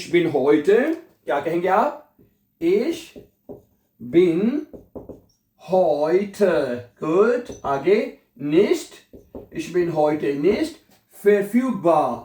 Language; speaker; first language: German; non-native, fluent; Urdu